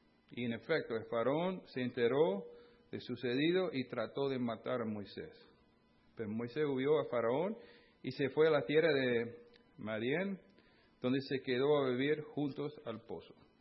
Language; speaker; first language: Spanish; non-native, fluent; English